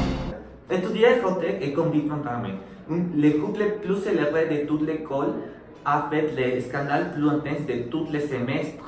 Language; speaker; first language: French; non-native, learner; Spanish